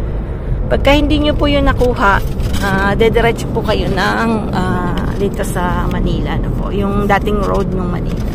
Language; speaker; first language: Filipino; native; Filipino